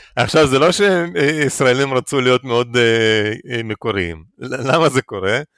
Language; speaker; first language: Hebrew; early bilingual, other home language; Russian